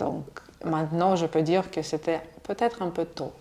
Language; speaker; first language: French; non-native, fluent; Russian